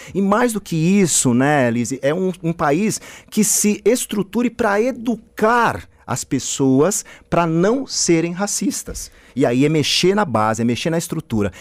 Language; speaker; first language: Portuguese; native; Portuguese